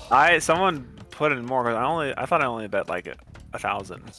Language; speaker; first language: English; native; English